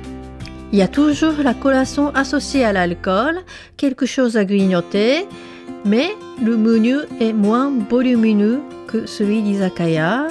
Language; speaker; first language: French; non-native, fluent; Japanese